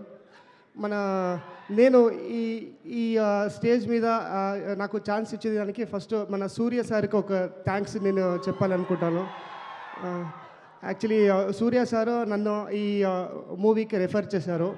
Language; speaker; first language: Telugu; non-native, learner; Kannada